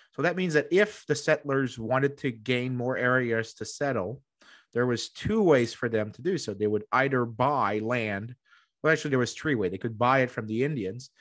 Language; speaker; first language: English; native; English